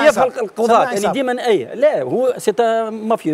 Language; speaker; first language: Arabic; native; Arabic